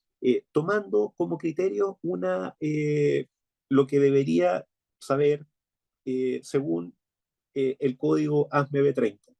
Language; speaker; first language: Spanish; native; Spanish